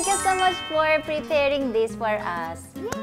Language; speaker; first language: English; non-native, fluent; Korean